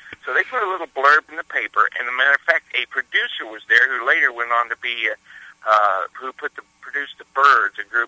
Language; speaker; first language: English; native; English